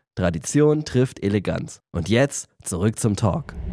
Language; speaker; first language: German; native; German